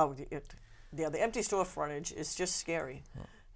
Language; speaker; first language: English; native; English